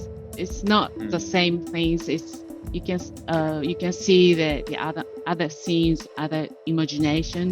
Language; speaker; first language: English; non-native, learner; Japanese